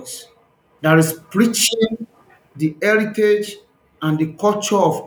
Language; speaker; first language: English; non-native, local second language; Yoruba